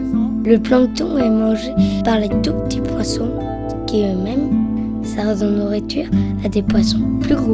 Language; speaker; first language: French; native; French